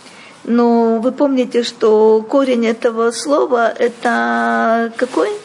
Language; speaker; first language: Russian; native; Russian